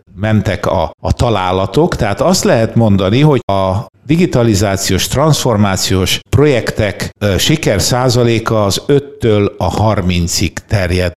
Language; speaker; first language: Hungarian; native; Hungarian